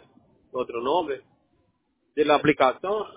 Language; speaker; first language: Spanish; non-native, learner; Portuguese